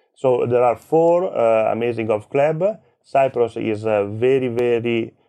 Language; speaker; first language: English; non-native, learner; Italian